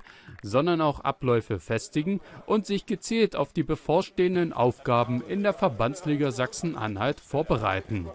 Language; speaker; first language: German; native; German